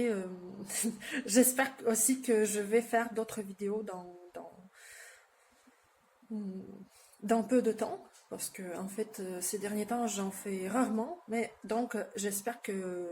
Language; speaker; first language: French; non-native, fluent; Russian